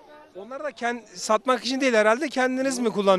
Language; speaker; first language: Turkish; native; Turkish